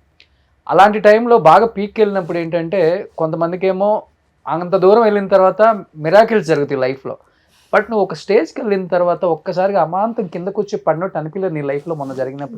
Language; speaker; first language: Telugu; native; Telugu